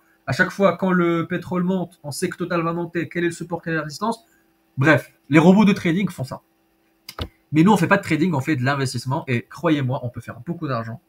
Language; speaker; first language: French; native; French